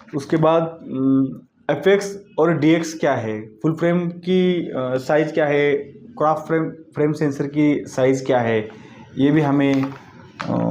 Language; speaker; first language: Hindi; non-native, local second language; Marathi